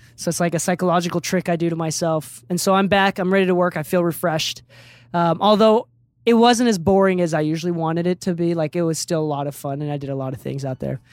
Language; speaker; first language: English; early bilingual, other home language; Japanese